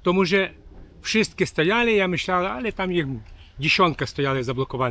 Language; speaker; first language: Polish; non-native, learner; Ukrainian